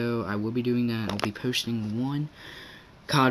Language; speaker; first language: English; native; English